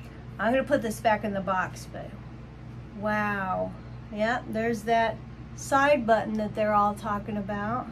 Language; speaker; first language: English; native; English